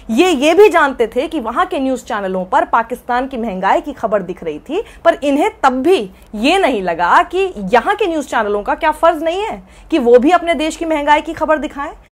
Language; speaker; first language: Hindi; native; Hindi